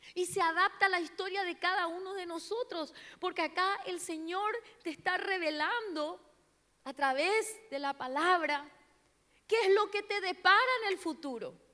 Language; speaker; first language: Spanish; non-native, local second language; Portuguese